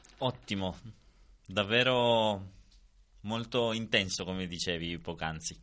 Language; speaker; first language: Italian; native; Italian